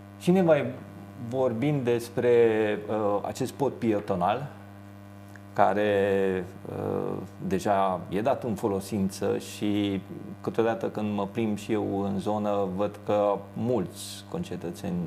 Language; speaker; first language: Romanian; non-native, local second language; Hungarian